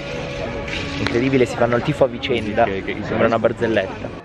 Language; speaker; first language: Italian; native; Italian